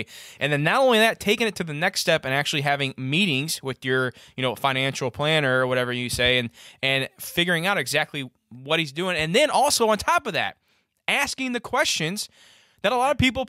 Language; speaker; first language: English; native; English